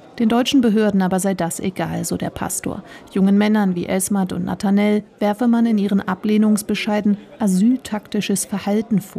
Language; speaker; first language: German; native; German